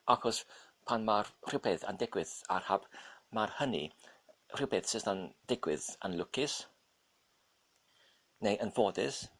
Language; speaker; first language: Welsh; non-native, local second language; English